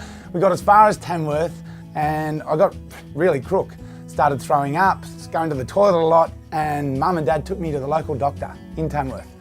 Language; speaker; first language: English; native; English